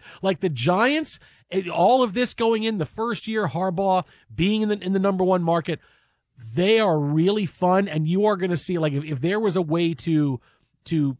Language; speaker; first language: English; native; English